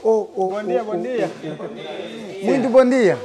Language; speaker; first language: Portuguese; non-native, local second language; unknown